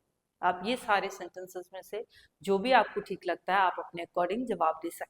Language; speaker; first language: Hindi; native; Hindi